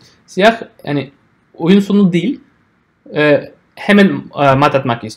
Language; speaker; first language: Turkish; non-native, fluent; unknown